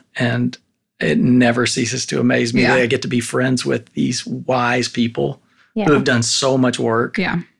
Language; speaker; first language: English; native; English